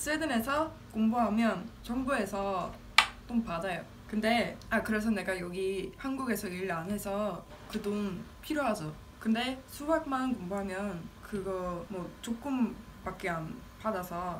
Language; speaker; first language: Korean; non-native, learner; Swedish